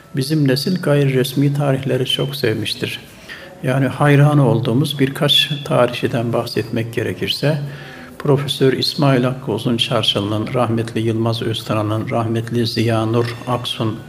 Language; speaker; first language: Turkish; native; Turkish